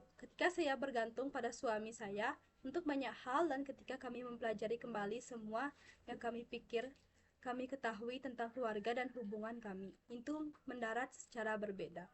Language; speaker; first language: Indonesian; non-native, local second language; Balinese